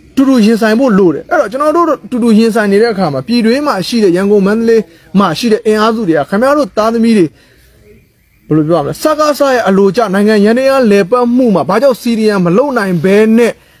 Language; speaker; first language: Burmese; non-native, local second language; S'gaw Karen